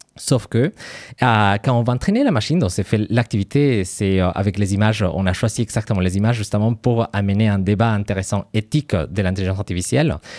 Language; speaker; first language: French; non-native, fluent; Spanish